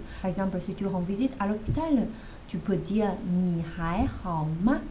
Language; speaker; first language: French; non-native, fluent; Chinese